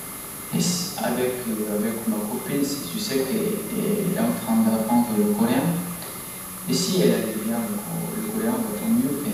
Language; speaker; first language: French; non-native, fluent; Korean